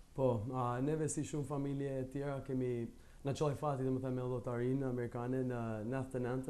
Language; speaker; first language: Albanian; early bilingual, heritage; Albanian